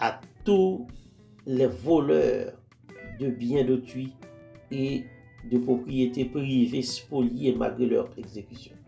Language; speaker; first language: French; non-native, local second language; Haitian Creole